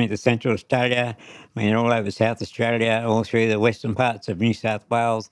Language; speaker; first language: English; native; English